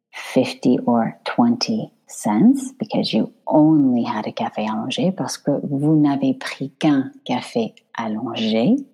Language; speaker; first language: French; non-native, fluent; English